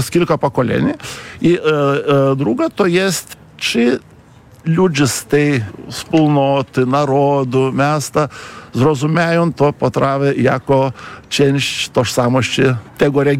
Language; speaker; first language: Polish; non-native, fluent; Lithuanian